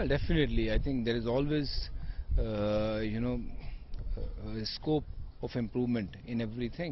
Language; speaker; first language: English; non-native, local second language; Punjabi